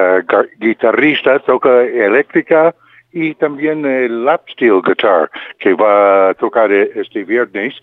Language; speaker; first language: Spanish; non-native, fluent; English